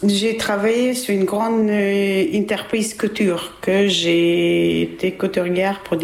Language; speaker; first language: French; non-native, learner; Albanian